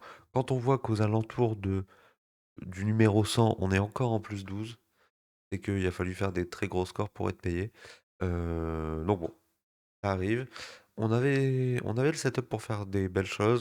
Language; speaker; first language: French; native; French